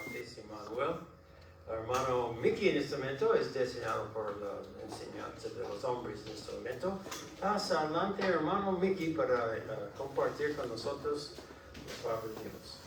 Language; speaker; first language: Spanish; non-native, learner; English